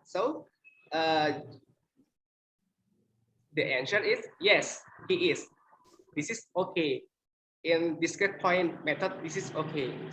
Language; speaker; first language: English; non-native, learner; Indonesian